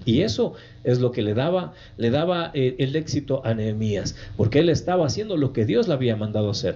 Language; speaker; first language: Spanish; native; Spanish